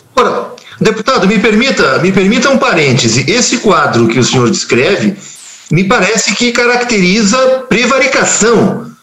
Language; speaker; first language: Portuguese; native; Portuguese